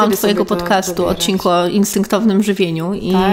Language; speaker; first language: Polish; native; Polish